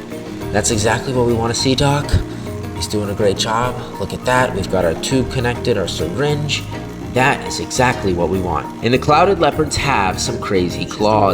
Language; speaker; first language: English; native; English